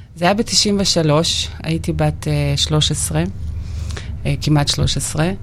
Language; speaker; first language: Hebrew; non-native, fluent; Russian